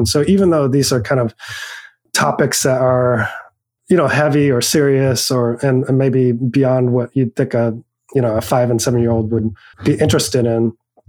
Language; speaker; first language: English; native; English